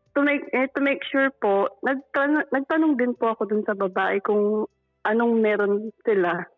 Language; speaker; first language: Filipino; non-native, local second language; Pangasinan